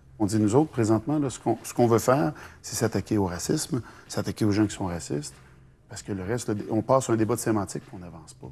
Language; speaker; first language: French; native; French